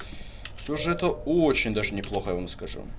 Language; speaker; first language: Russian; native; Russian